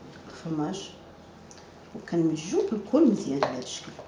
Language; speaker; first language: Arabic; native; Arabic